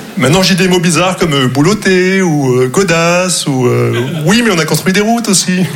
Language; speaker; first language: French; non-native, local second language; Arabic